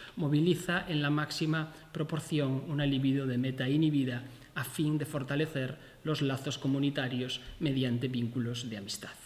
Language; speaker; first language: Spanish; native; Spanish